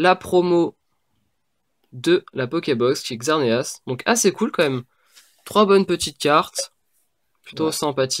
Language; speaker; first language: French; native; French